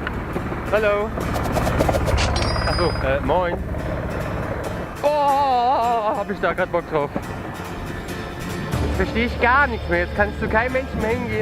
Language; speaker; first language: German; native; German